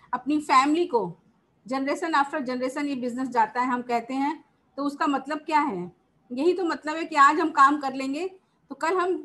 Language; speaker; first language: Hindi; native; Hindi